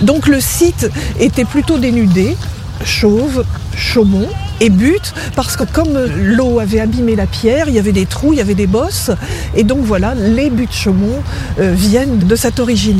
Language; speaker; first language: French; native; French